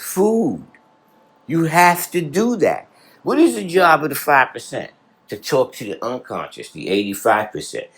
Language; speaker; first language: English; native; English